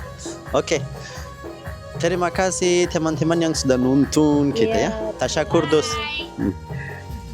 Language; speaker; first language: Indonesian; non-native, learner; Persian